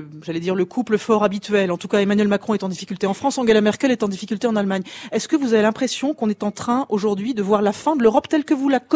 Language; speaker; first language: French; native; French